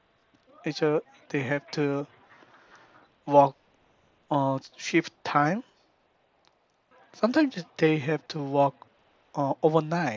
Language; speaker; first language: English; non-native, learner; Korean